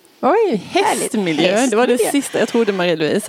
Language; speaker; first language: Swedish; native; Swedish